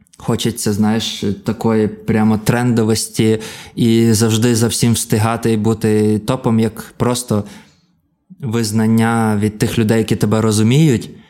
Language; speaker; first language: Ukrainian; native; Ukrainian